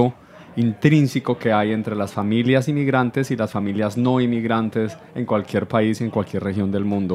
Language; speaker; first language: Spanish; native; Spanish